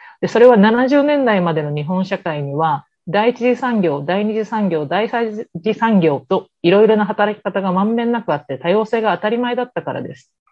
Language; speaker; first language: Japanese; native; Japanese